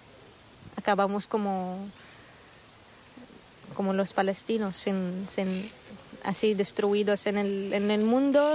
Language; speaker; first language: Spanish; non-native, fluent; Arabic